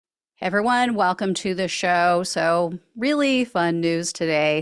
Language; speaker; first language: English; native; English